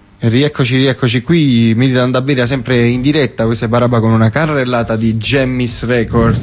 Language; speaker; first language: Italian; native; Italian